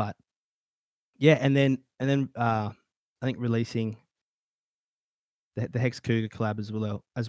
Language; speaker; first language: English; native; English